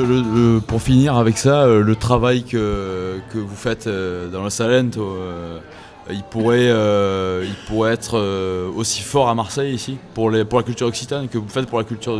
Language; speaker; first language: French; native; French